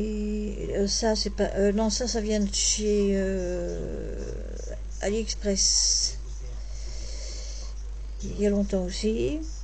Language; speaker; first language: French; native; French